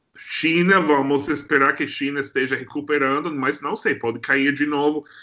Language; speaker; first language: Portuguese; non-native, fluent; English